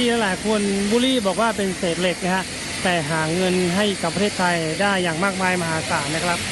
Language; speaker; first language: Thai; native; Thai